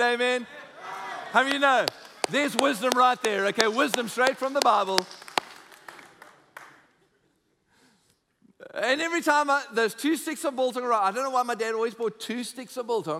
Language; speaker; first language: English; native; English